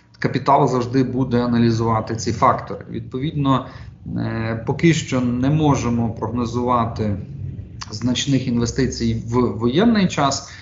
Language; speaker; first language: Ukrainian; native; Ukrainian